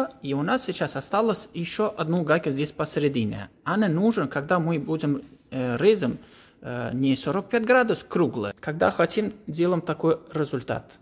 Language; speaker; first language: Russian; non-native, learner; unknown